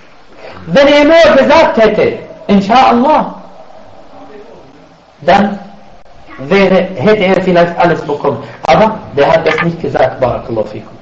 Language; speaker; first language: German; non-native, fluent; Arabic